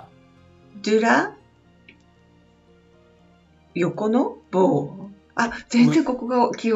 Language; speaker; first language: Japanese; non-native, learner; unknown